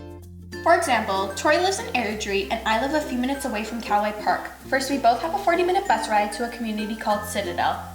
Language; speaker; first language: English; native; English